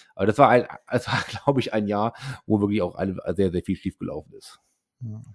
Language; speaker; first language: German; native; German